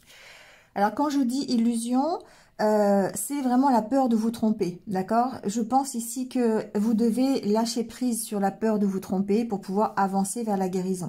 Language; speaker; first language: French; native; French